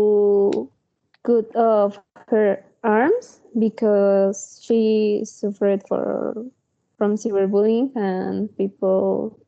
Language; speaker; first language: English; non-native, learner; Spanish